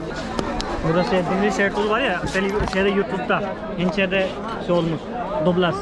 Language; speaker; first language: Turkish; non-native, fluent; Urdu